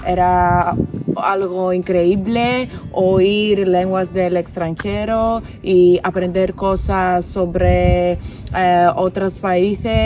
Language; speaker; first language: Spanish; non-native, learner; Greek